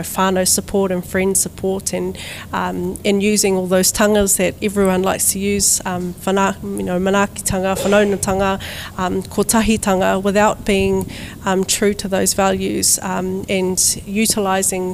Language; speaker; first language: English; native; English